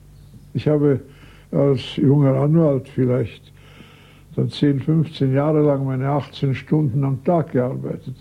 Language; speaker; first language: German; native; German